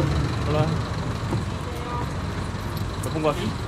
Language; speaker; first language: Spanish; non-native, learner; Korean